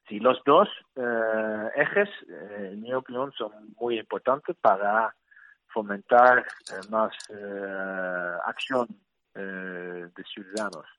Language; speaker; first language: Spanish; non-native, learner; Dutch